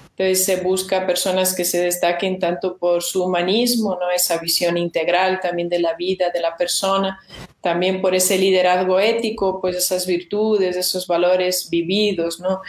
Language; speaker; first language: Spanish; non-native, fluent; Portuguese